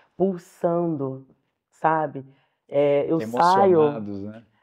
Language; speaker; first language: Portuguese; native; Portuguese